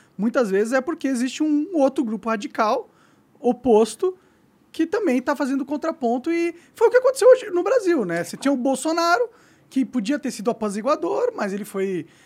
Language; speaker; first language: Portuguese; native; Portuguese